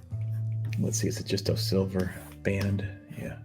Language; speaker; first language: English; native; English